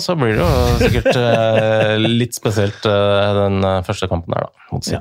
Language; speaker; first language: Norwegian; native; Norwegian